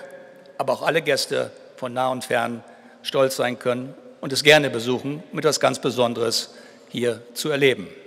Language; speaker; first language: German; native; German